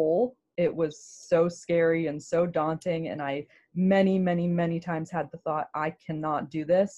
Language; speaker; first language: English; native; English